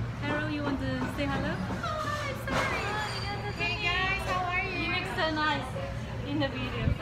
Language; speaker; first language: English; non-native, learner; Chinese